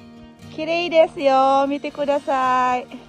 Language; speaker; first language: Japanese; non-native, learner; Filipino